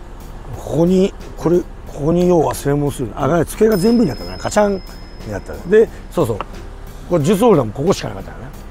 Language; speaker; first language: Japanese; native; Japanese